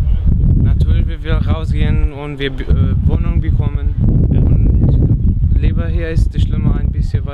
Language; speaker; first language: German; non-native, learner; Kurdish